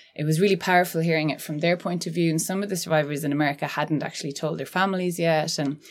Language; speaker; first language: English; native; English